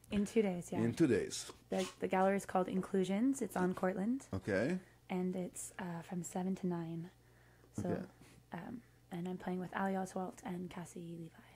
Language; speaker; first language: English; native; English